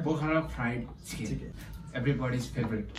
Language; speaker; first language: English; non-native, fluent; Nepali